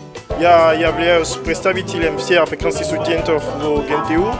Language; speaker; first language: Russian; non-native, fluent; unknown